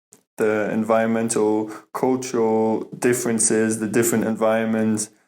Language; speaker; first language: English; non-native, fluent; German